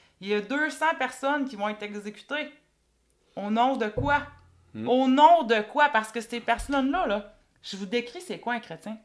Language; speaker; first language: French; native; French